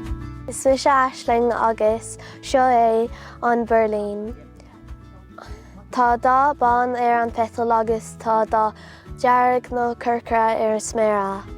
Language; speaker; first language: Irish; non-native, local second language; English